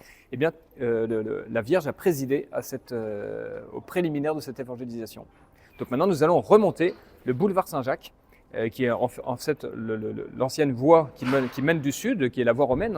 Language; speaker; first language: French; native; French